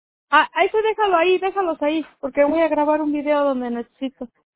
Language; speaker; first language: Spanish; native; Spanish